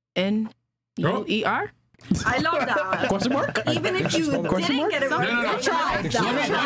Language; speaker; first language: English; native; English